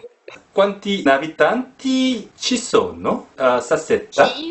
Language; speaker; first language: Italian; non-native, learner; Korean